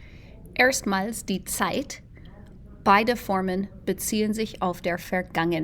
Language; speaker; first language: German; non-native, fluent; English